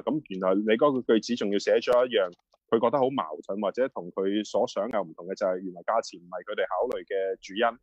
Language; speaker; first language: Cantonese; native; Cantonese